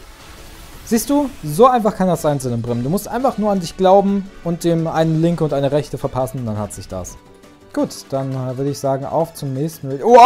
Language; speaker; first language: German; native; German